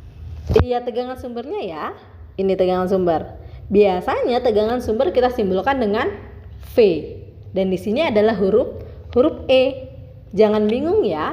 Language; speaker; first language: Indonesian; native; Indonesian